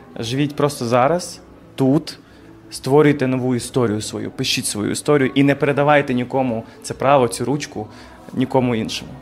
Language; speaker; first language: Ukrainian; native; Ukrainian